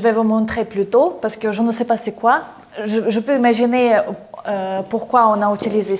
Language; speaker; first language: French; non-native, learner; Russian